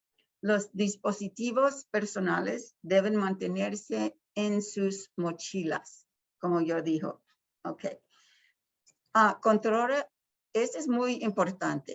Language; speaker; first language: Spanish; early bilingual, heritage; Spanish